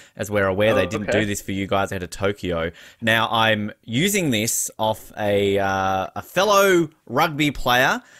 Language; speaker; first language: English; native; English